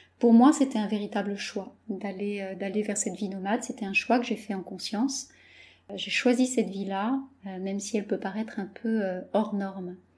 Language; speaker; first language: French; native; French